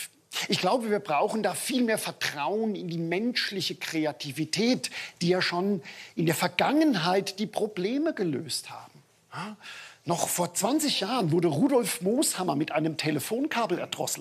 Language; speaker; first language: German; native; German